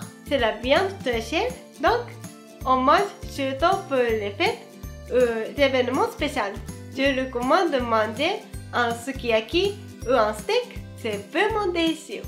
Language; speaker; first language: French; non-native, fluent; Japanese